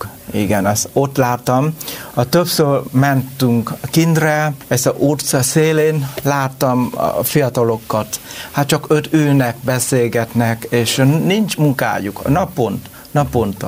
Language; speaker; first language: Hungarian; non-native, learner; Vietnamese